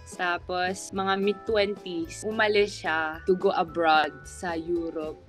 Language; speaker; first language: Filipino; early bilingual, heritage; Filipino